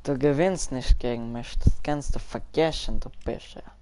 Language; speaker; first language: German; non-native, local second language; Luxembourgish